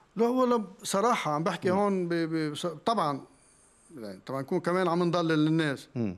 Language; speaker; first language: Arabic; native; Arabic